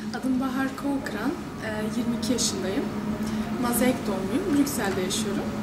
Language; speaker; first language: Turkish; early bilingual, heritage; Turkish